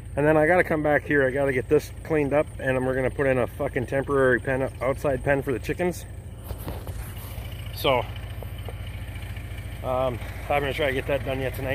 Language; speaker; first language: English; native; English